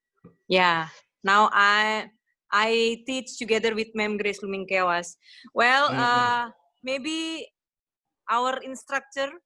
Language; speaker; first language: English; non-native, learner; Indonesian